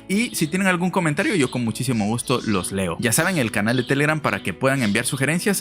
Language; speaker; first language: Spanish; native; Spanish